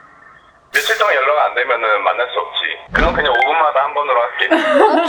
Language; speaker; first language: Korean; native; Korean